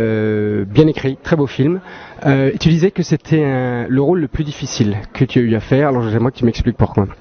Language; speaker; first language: French; native; French